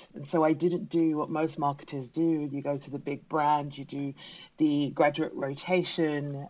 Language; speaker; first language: English; native; English